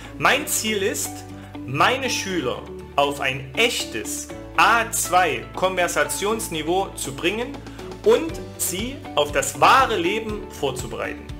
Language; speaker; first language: German; native; German